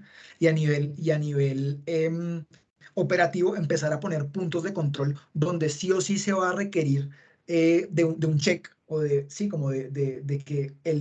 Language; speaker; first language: Spanish; native; Spanish